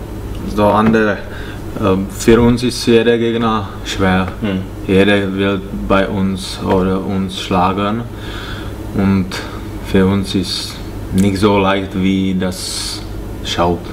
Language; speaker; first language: German; non-native, learner; Czech